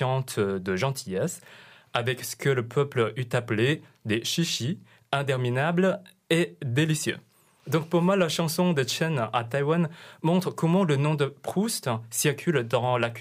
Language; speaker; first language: French; non-native, fluent; Chinese